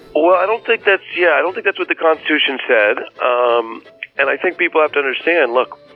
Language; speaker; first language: English; native; English